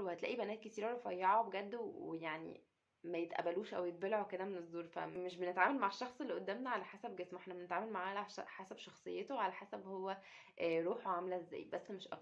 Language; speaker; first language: Arabic; native; Arabic